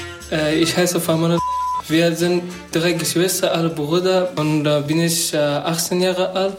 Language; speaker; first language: German; non-native, learner; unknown